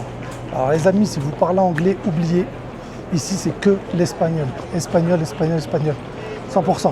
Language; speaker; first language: French; native; French